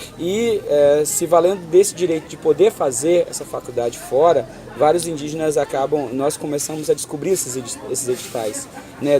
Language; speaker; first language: Portuguese; native; Portuguese